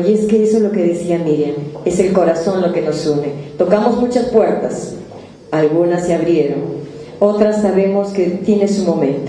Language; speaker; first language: Spanish; native; Spanish